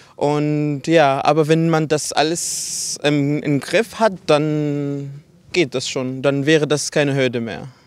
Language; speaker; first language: German; non-native, fluent; Arabic